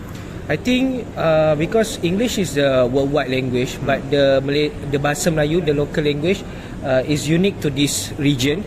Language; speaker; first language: English; non-native, local second language; Malay